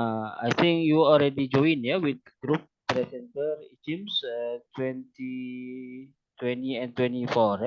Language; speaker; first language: English; non-native, learner; Indonesian